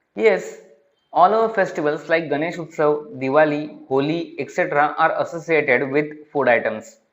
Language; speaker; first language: English; non-native, local second language; Marathi